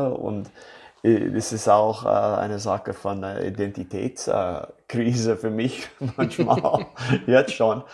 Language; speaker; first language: German; non-native, fluent; English